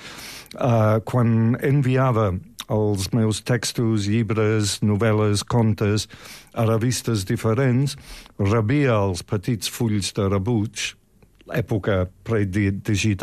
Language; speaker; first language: Catalan; non-native, fluent; English